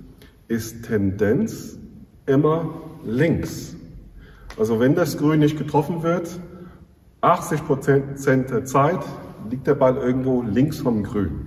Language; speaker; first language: German; non-native, fluent; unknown